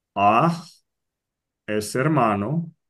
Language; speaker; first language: Spanish; non-native, fluent; English